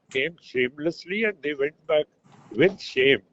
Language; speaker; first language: English; non-native, local second language; Punjabi